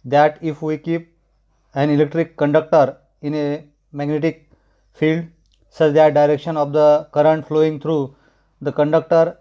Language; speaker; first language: English; non-native, local second language; Marathi